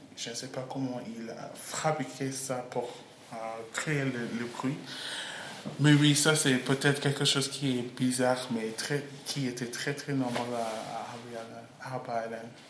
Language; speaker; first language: French; non-native, learner; English